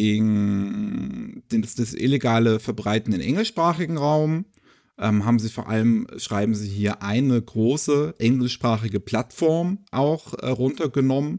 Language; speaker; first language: German; native; German